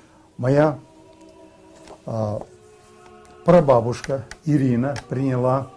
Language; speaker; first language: Russian; early bilingual, heritage; Russian